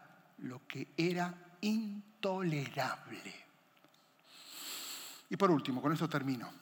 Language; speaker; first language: Spanish; native; Spanish